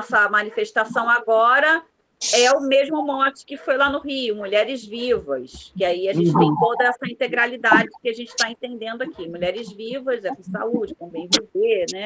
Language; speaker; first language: Portuguese; native; Portuguese